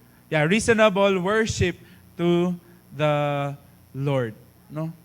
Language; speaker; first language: English; non-native, fluent; Filipino